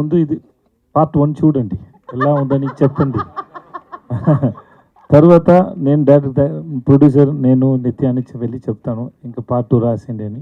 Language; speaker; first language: Telugu; non-native, learner; Tamil